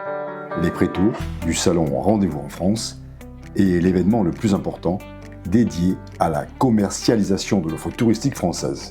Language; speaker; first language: French; native; French